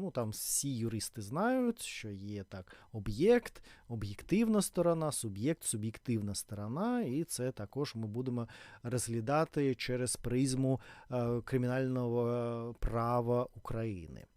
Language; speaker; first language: Ukrainian; non-native, fluent; Russian